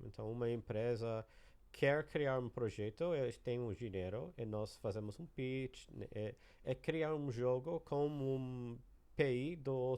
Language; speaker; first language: Portuguese; non-native, learner; English